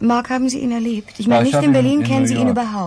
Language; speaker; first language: German; native; German